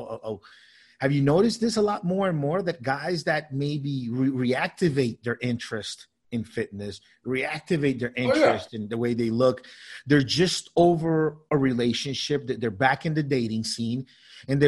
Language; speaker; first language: English; native; English